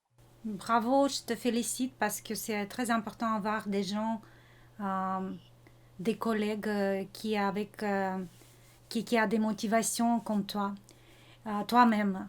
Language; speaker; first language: French; non-native, fluent; Russian